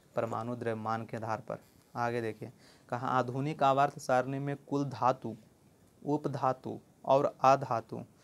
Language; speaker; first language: Hindi; native; Hindi